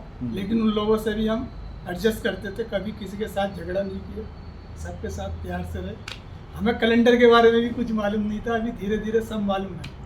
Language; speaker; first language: Hindi; native; Hindi